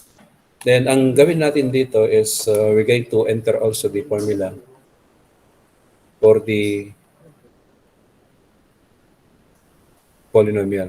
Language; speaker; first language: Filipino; native; Filipino